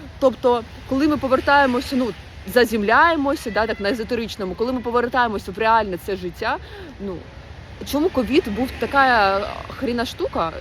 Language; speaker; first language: Ukrainian; non-native, local second language; Russian